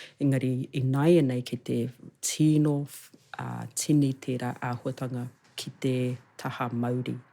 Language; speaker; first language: Māori; non-native, local second language; English